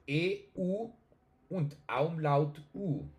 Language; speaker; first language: German; non-native, learner; Spanish